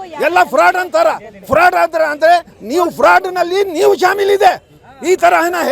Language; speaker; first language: Kannada; non-native, local second language; Urdu